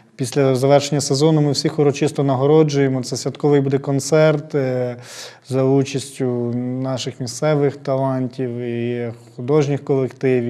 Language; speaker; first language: Ukrainian; native; Ukrainian